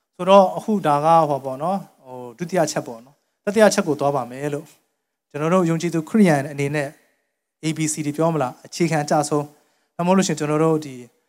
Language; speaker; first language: Burmese; non-native, local second language; Tedim Chin